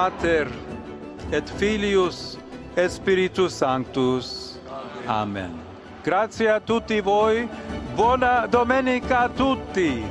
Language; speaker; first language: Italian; non-native, fluent; English